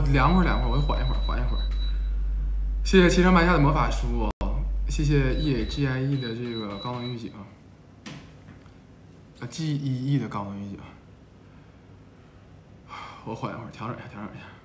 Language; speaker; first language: Chinese; native; Chinese